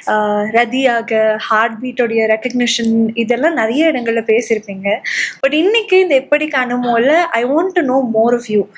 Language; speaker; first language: Tamil; native; Tamil